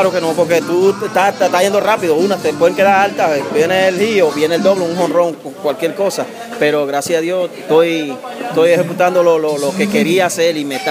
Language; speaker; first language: Spanish; native; Spanish